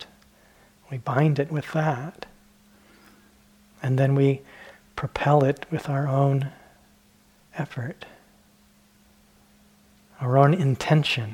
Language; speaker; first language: English; native; English